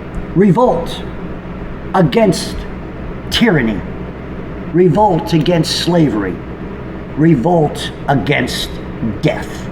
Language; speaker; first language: English; native; English